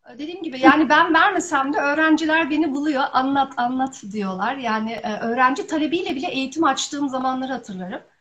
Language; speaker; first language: Turkish; early bilingual, heritage; Turkish